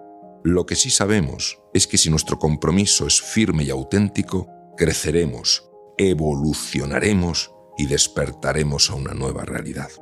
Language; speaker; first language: Spanish; native; Spanish